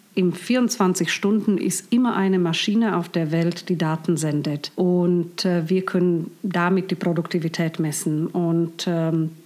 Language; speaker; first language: German; non-native, fluent; Slovak